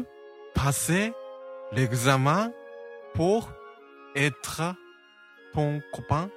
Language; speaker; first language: French; non-native, learner; Japanese